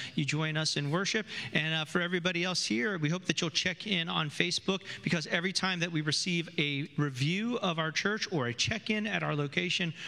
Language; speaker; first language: English; native; English